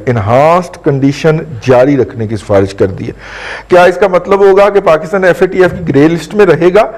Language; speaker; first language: Urdu; non-native, local second language; Punjabi